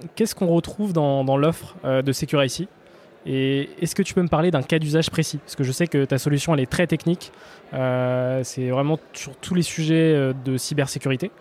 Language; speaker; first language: French; native; French